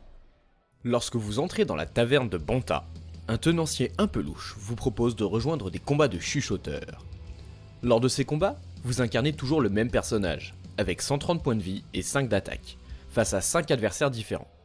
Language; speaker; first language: French; native; French